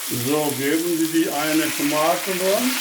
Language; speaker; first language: German; non-native, learner; Urdu